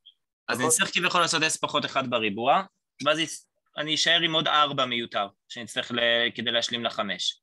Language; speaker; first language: Hebrew; native; Hebrew